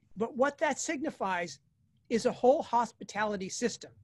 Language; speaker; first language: English; native; English